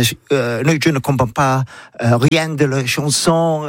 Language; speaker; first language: French; non-native, learner; English